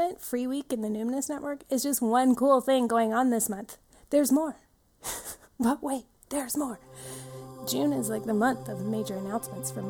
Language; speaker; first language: English; native; English